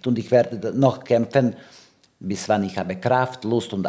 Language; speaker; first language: German; non-native, learner; Serbian